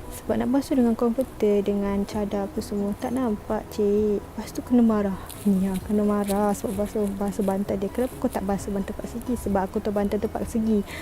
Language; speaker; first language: Malay; native; Malay